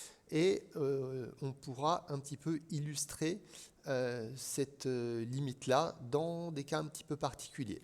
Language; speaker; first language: French; native; French